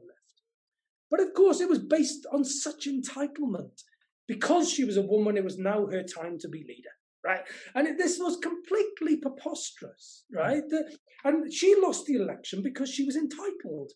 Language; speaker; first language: English; native; English